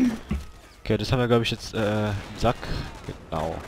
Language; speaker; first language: German; native; German